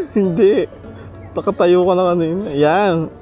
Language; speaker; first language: Filipino; native; Filipino